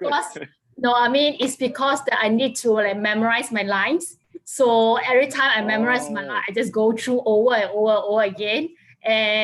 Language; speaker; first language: English; non-native, fluent; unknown